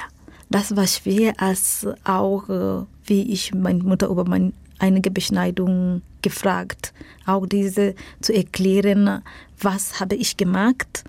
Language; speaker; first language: German; non-native, learner; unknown